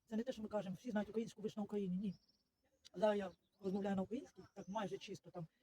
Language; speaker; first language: Ukrainian; non-native, local second language; Russian